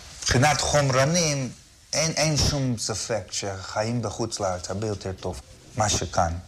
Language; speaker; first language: Hebrew; non-native, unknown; English